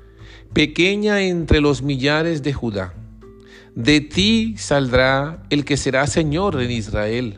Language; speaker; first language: Spanish; native; Spanish